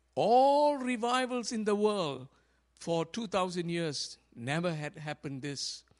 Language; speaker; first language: English; non-native, local second language; Tamil